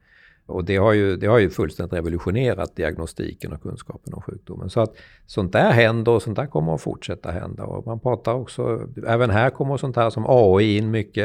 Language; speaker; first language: Swedish; native; Swedish